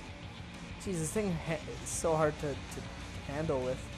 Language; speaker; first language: English; native; English